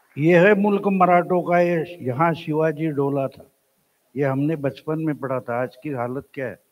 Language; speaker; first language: Hindi; non-native, local second language; Marathi